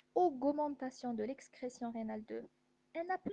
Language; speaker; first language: French; non-native, local second language; Arabic